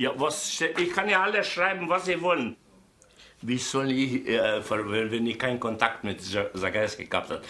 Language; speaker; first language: German; non-native, learner; Croatian